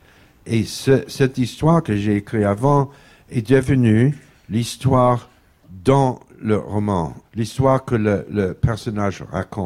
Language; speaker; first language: French; non-native, fluent; English